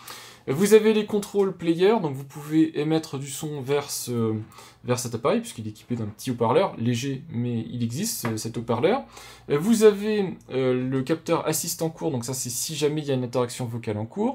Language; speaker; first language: French; native; French